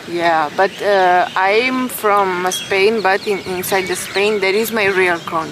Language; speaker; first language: English; non-native, learner; Spanish